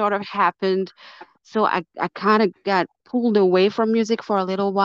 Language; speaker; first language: English; non-native, fluent; French